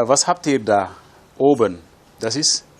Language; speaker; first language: German; non-native, fluent; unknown